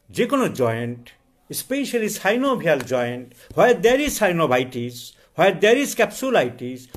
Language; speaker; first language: English; non-native, local second language; Bangla